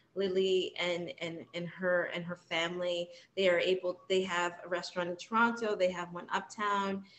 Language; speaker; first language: English; native; English